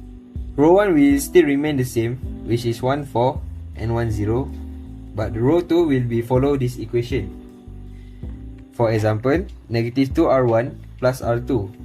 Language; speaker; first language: English; non-native, local second language; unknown